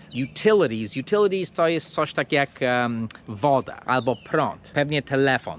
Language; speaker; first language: Polish; non-native, fluent; English